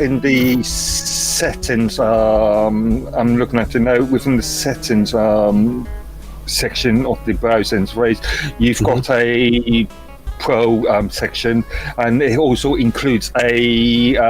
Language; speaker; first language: English; native; English